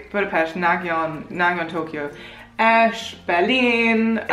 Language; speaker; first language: Hungarian; non-native, learner; English